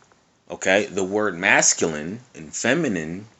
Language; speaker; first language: English; native; English